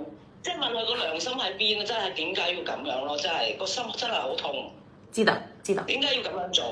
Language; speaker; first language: Cantonese; native; Cantonese